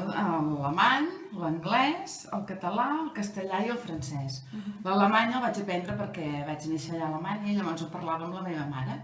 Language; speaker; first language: Catalan; non-native, fluent; German